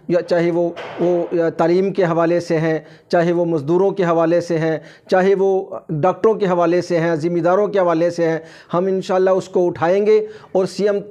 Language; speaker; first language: Urdu; non-native, local second language; Punjabi